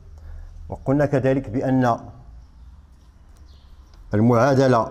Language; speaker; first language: Arabic; native; Arabic